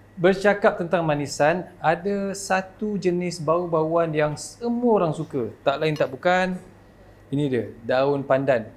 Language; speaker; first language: Malay; native; Malay